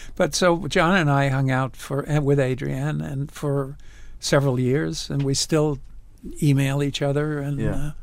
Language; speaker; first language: English; native; English